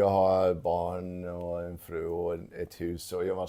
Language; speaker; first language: Swedish; non-native, fluent; English